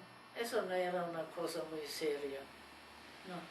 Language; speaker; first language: Spanish; non-native, fluent; German